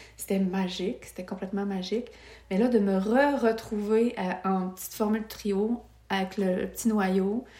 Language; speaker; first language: French; native; French